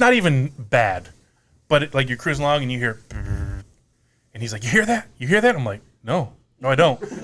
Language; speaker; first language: English; native; English